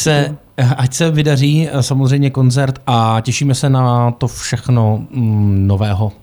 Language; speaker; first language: Czech; native; Czech